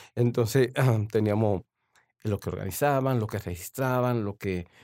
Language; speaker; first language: Spanish; native; Spanish